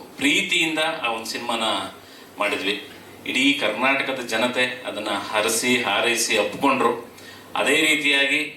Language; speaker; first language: Kannada; native; Kannada